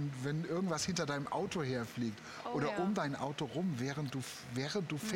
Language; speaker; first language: German; native; German